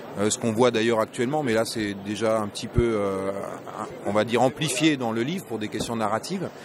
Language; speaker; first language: French; native; French